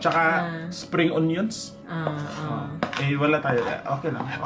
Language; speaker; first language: Filipino; non-native, local second language; Cebuano